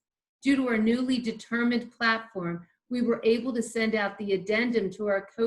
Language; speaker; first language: English; native; English